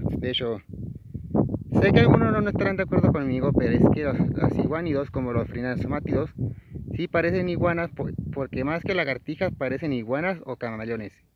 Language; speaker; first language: Spanish; native; Spanish